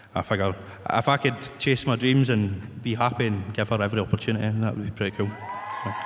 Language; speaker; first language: English; native; English